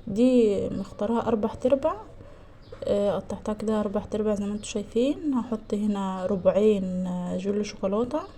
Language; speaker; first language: Arabic; native; Arabic